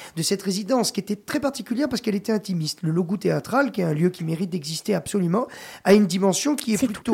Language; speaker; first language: French; native; French